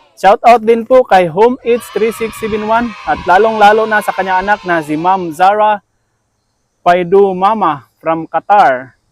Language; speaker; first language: Filipino; non-native, local second language; Cebuano